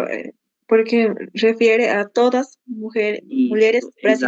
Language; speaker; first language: Portuguese; non-native, learner; Spanish